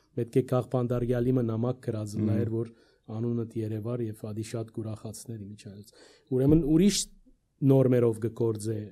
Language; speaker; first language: Armenian; early bilingual, heritage; Armenian